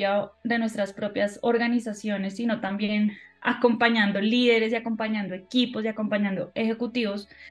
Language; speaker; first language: Spanish; native; Spanish